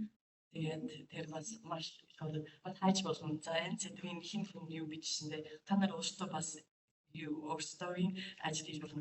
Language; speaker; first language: Mongolian; non-native, fluent; English